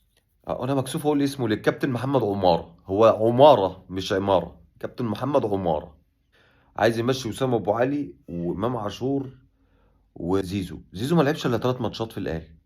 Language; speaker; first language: Arabic; native; Arabic